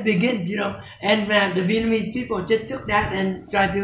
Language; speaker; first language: English; non-native, fluent; Vietnamese